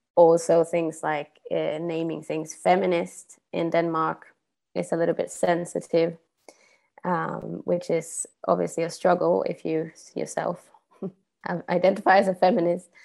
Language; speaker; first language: English; non-native, fluent; Swedish